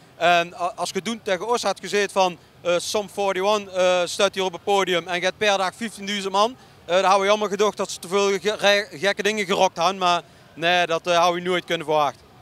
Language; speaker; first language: Dutch; native; Dutch